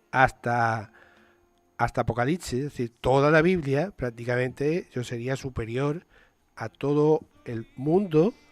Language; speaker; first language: Spanish; native; Spanish